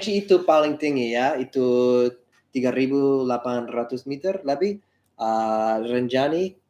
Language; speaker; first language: Indonesian; non-native, learner; English